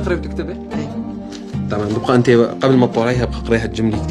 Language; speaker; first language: Arabic; native; Arabic